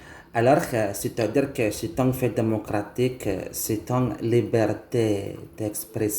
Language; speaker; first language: French; non-native, learner; Indonesian